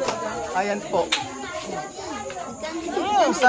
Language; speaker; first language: Filipino; native; Filipino